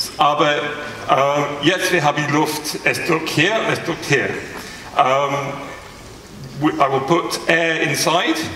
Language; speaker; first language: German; non-native, learner; English